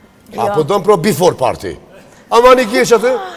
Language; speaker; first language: Albanian; native; Albanian